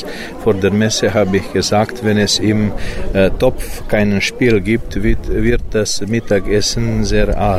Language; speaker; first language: German; non-native, local second language; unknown